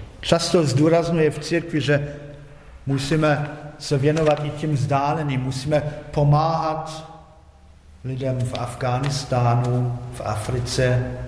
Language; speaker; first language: Czech; non-native, fluent; German